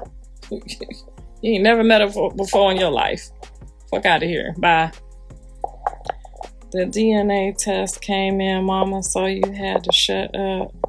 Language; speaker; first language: English; native; English